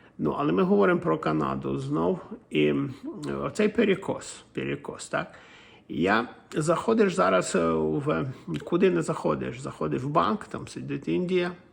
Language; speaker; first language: Ukrainian; native; Ukrainian